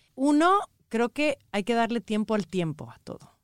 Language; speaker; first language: Spanish; native; Spanish